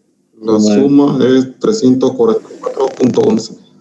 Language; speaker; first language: Spanish; native; Spanish